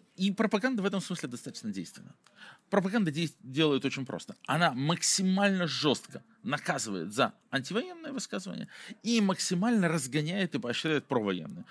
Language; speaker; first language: Russian; native; Russian